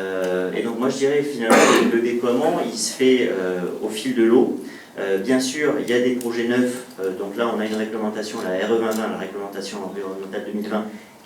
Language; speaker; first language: French; native; French